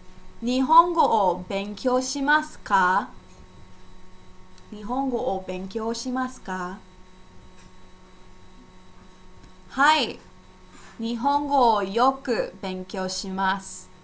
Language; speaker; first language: Japanese; non-native, fluent; English